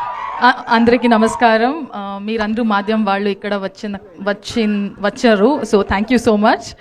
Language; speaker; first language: Telugu; non-native, fluent; Kannada